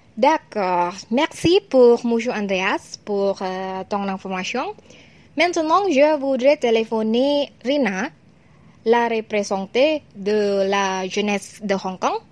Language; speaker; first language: French; non-native, learner; Cantonese